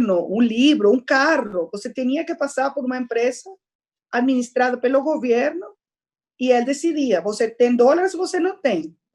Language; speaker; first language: Portuguese; non-native, fluent; Spanish